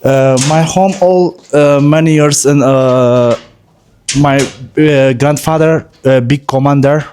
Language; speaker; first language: English; non-native, learner; Turkish